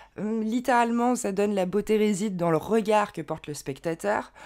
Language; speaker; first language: French; native; French